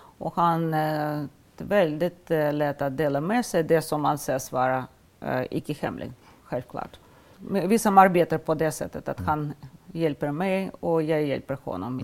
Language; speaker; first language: Swedish; non-native, fluent; Russian